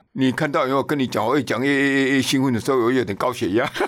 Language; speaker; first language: Min Nan Chinese; native; Min Nan Chinese